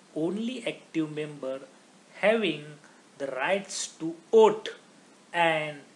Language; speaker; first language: English; non-native, local second language; Marathi